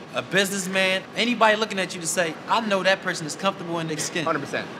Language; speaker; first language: English; native; English